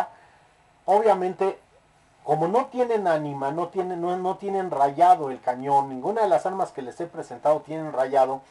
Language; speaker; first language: Spanish; native; Spanish